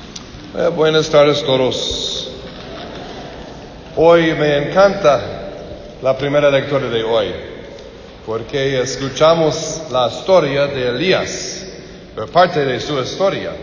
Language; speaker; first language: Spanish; non-native, learner; English